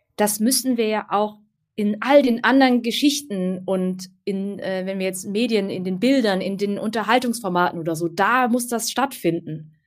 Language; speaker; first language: German; early bilingual, other home language; Vietnamese